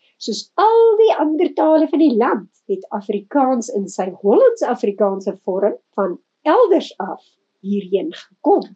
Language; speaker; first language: Afrikaans; native; Afrikaans